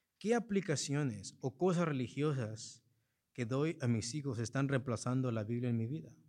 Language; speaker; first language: Spanish; early bilingual, heritage; Spanish